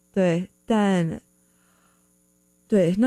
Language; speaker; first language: Chinese; non-native, fluent; English